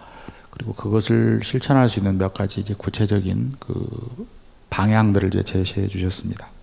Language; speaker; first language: Korean; native; Korean